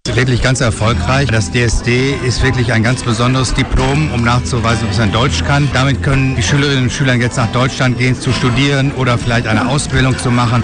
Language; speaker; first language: German; native; German